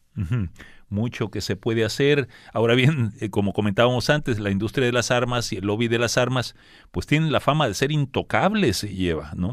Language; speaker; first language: Spanish; native; Spanish